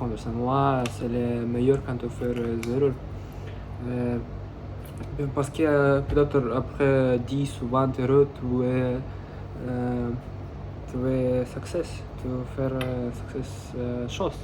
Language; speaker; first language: French; non-native, learner; Russian